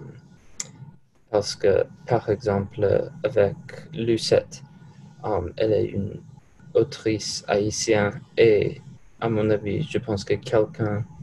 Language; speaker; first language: French; non-native, learner; English